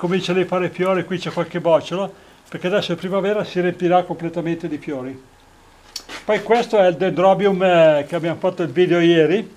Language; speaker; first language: Italian; native; Italian